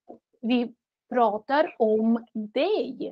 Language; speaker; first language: Swedish; non-native, fluent; Russian